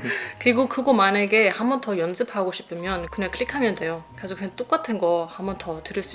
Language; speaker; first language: Korean; non-native, fluent; German